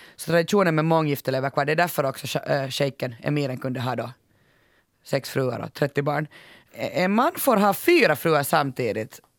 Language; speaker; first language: Swedish; native; Swedish